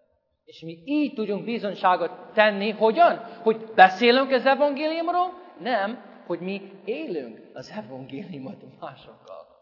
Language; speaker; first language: Hungarian; non-native, fluent; English